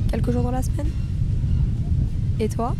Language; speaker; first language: French; native; French